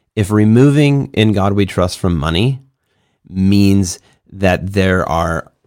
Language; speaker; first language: English; native; English